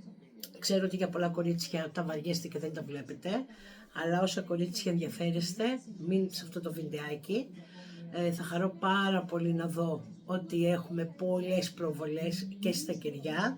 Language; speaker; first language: Greek; native; Greek